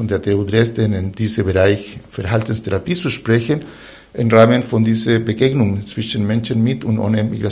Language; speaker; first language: German; non-native, fluent; Spanish